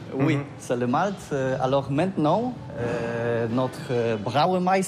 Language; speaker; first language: French; non-native, learner; Polish